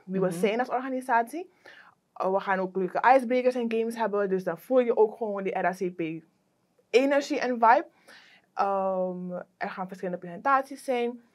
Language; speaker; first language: Dutch; native; Dutch